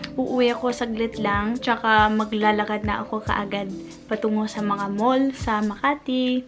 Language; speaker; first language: Filipino; non-native, fluent; English